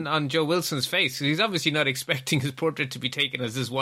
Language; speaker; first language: English; native; English